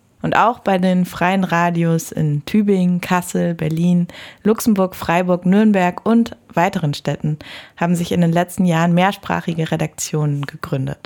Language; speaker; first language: German; native; German